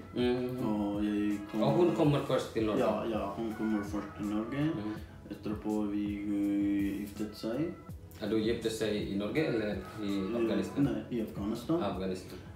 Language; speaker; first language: Swedish; non-native, fluent; Persian